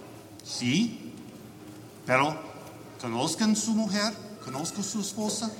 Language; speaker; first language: Spanish; non-native, learner; English